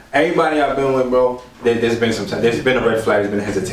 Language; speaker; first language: English; native; English